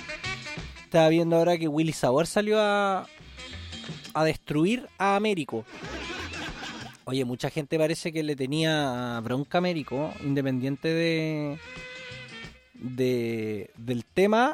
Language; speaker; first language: Spanish; native; Spanish